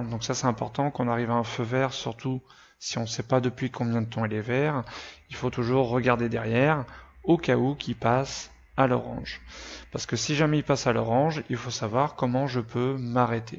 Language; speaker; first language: French; native; French